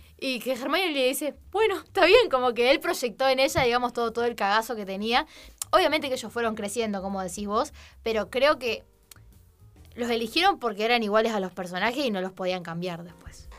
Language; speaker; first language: Spanish; native; Spanish